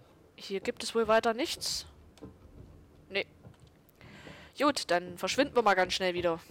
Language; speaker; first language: German; native; German